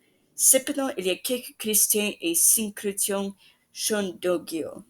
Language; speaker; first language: French; non-native, learner; English